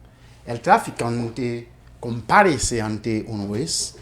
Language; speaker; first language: Spanish; non-native, fluent; Haitian Creole